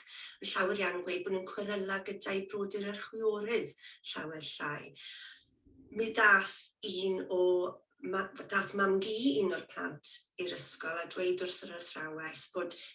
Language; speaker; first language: Welsh; native; Welsh